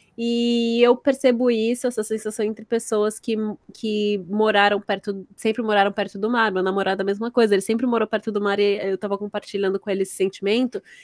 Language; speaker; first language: Portuguese; native; Portuguese